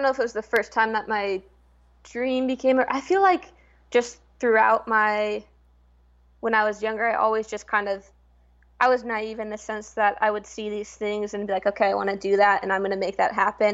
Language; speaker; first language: English; native; English